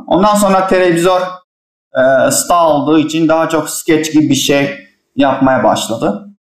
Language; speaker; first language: Turkish; non-native, fluent; Japanese